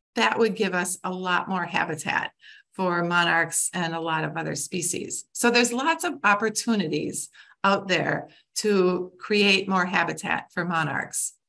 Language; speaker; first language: English; native; English